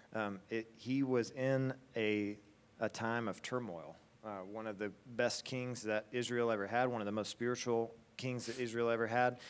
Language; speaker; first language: English; native; English